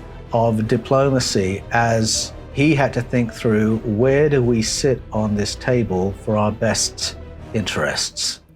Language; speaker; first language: English; native; English